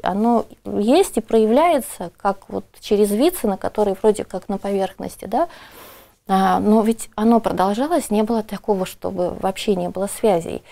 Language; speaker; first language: Russian; native; Russian